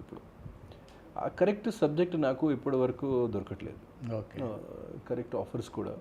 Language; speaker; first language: Telugu; non-native, fluent; Hindi